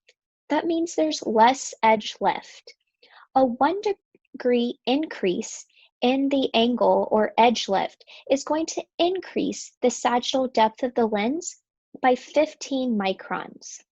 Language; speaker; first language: English; native; English